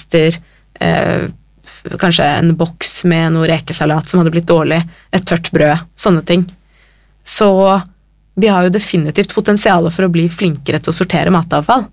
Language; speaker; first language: Norwegian; native; Norwegian